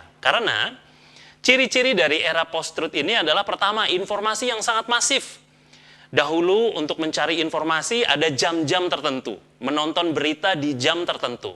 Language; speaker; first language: Indonesian; native; Indonesian